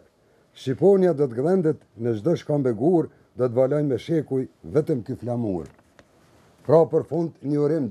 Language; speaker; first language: Albanian; native; Albanian